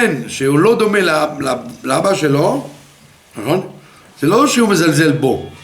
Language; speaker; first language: Hebrew; non-native, fluent; French